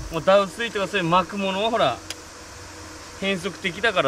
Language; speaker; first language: Japanese; native; Japanese